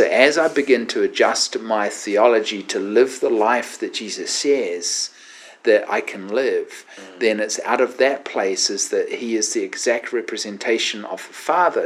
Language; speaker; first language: English; native; English